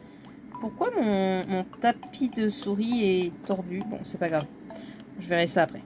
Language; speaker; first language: French; native; French